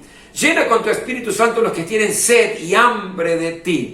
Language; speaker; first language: Spanish; native; Spanish